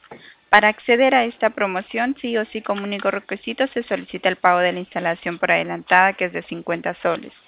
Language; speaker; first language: Spanish; native; Spanish